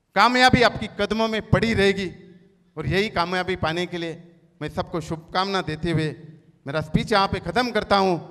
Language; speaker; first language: Hindi; non-native, local second language; Marathi